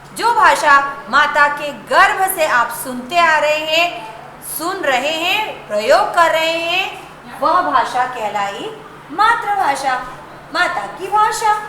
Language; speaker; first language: Hindi; native; Hindi